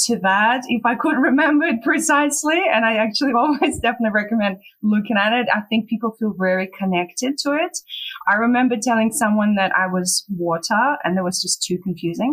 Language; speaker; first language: English; non-native, fluent; Russian